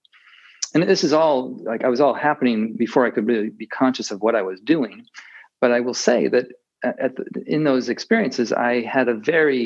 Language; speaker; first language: English; native; English